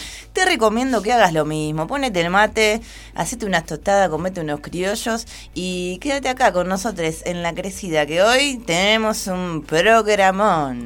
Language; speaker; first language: Spanish; native; Spanish